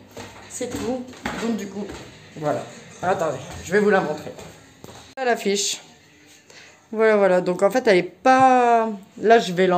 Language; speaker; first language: French; native; French